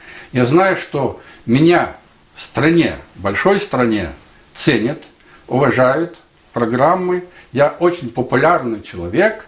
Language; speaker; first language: Russian; native; Russian